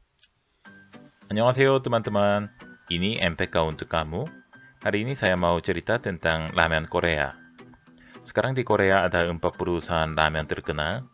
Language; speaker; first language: Indonesian; non-native, fluent; Korean